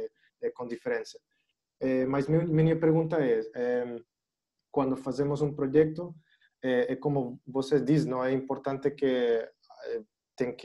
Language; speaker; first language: Portuguese; non-native, learner; Spanish